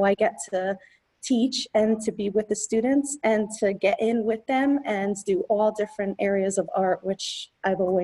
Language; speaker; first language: English; native; English